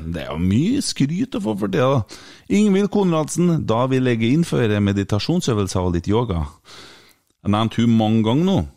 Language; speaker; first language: Norwegian; native; Norwegian